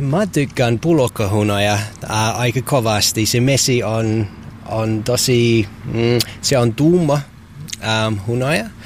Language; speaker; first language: Finnish; non-native, learner; English